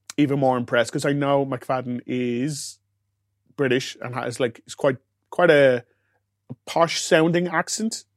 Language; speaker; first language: English; native; English